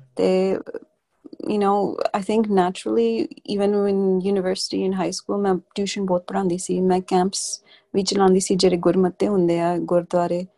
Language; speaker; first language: Punjabi; early bilingual, heritage; Punjabi